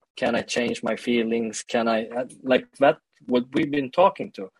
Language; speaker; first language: English; early bilingual, other home language; Swedish